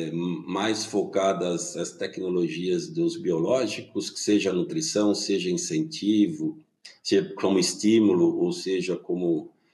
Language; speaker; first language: Portuguese; native; Portuguese